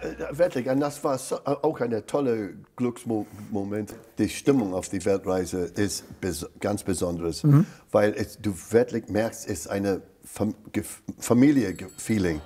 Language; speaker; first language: German; non-native, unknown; English